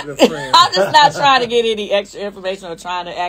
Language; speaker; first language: English; native; English